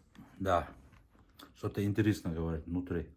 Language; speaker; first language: Russian; non-native, local second language; Kazakh